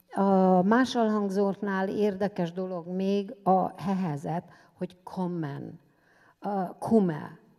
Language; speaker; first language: Hungarian; native; Hungarian